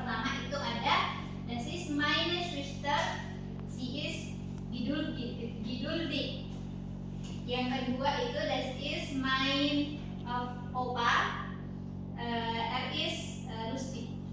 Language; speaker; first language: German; non-native, learner; Indonesian